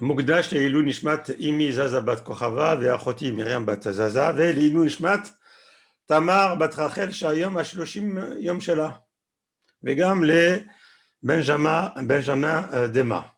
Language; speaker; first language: Hebrew; non-native, fluent; French